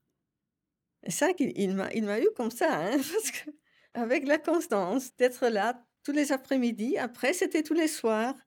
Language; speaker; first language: French; non-native, fluent; Italian